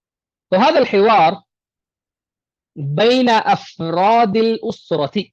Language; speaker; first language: Arabic; non-native, fluent; Urdu